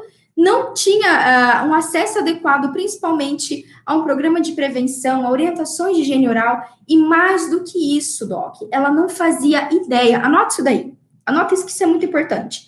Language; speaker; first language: Portuguese; native; Portuguese